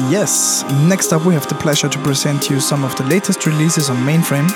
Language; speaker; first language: English; non-native, fluent; German